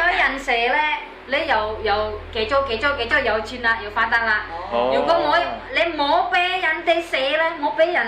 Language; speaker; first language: Cantonese; non-native, learner; Indonesian